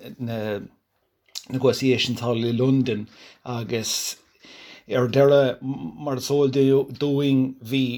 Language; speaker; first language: Irish; non-native, local second language; English